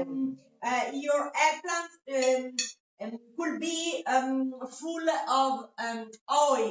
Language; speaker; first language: English; non-native, fluent; Italian